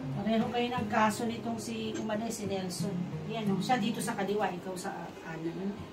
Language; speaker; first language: Filipino; native; Filipino